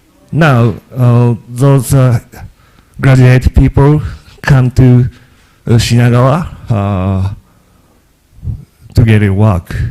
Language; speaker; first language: English; non-native, learner; Japanese